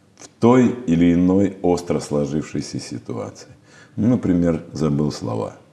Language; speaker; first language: Russian; native; Russian